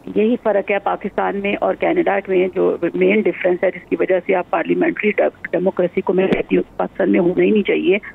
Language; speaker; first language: Urdu; non-native, local second language; Punjabi